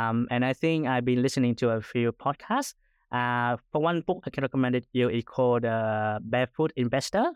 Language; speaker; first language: English; non-native, fluent; Vietnamese